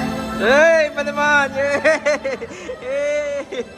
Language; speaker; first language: Filipino; native; Filipino